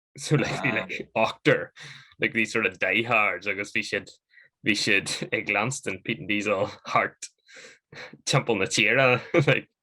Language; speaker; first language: Irish; native; Irish